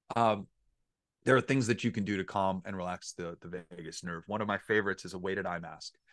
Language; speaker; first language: English; native; English